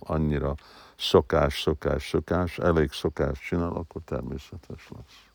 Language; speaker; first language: Hungarian; early bilingual, heritage; Hungarian